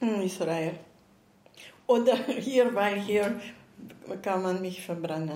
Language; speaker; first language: German; non-native, fluent; Hungarian